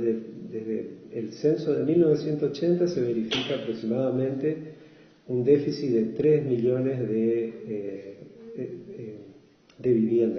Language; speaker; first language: Spanish; native; Spanish